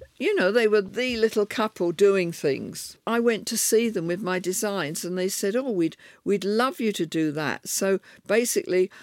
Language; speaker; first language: English; native; English